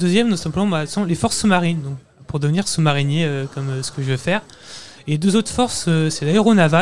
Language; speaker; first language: French; native; French